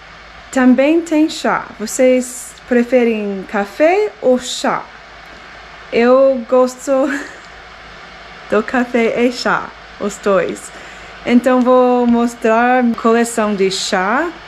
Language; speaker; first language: Portuguese; non-native, fluent; English